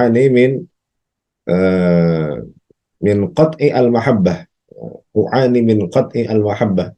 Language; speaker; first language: Arabic; non-native, fluent; Indonesian